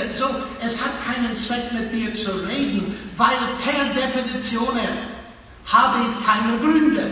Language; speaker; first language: German; non-native, fluent; English